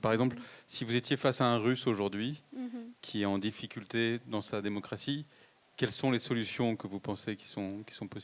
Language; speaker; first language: French; native; French